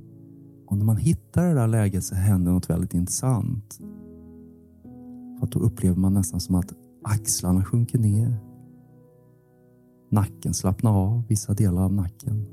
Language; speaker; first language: Swedish; native; Swedish